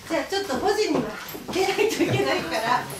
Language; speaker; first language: Japanese; native; Japanese